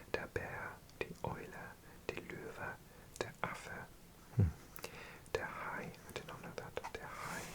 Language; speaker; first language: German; non-native, learner; English